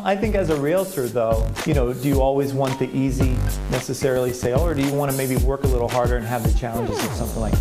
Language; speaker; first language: English; native; English